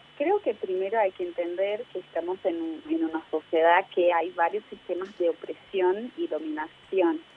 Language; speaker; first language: Spanish; non-native, fluent; Portuguese